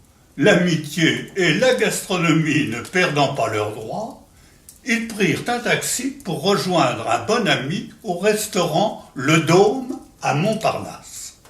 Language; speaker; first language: French; native; French